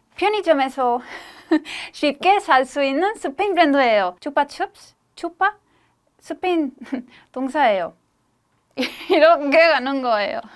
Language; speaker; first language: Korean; non-native, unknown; Spanish